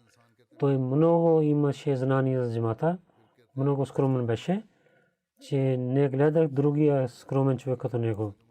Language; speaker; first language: Bulgarian; non-native, learner; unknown